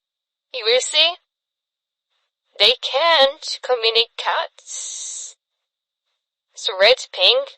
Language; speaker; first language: English; non-native, fluent; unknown